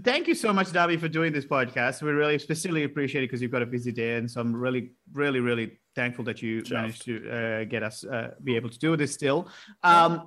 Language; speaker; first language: English; non-native, local second language; Sinhala